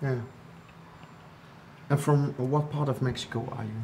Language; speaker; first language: English; non-native, fluent; Dutch